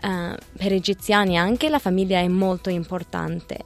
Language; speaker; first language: Italian; early bilingual, other home language; Arabic